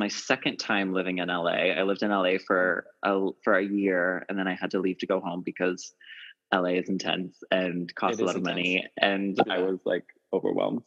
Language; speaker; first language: English; native; English